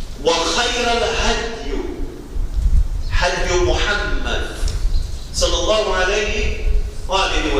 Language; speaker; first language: Arabic; non-native, fluent; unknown